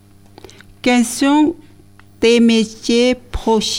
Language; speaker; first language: French; non-native, learner; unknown